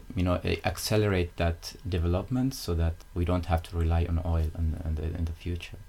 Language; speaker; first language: English; non-native, fluent; Arabic